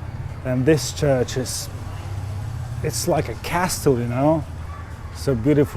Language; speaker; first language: English; non-native, fluent; Lithuanian